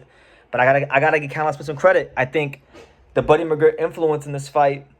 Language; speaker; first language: English; native; English